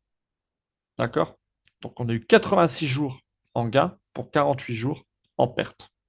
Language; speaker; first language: French; native; French